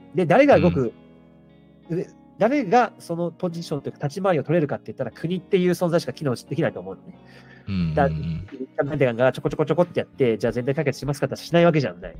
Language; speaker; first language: Japanese; native; Japanese